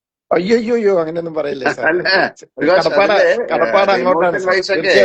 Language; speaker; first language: Malayalam; native; Malayalam